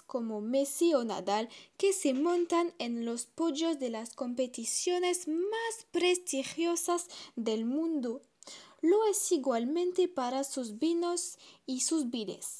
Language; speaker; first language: Spanish; non-native, learner; French